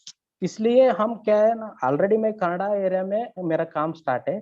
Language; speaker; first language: Hindi; non-native, learner; Kannada